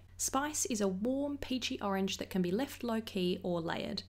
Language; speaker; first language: English; native; English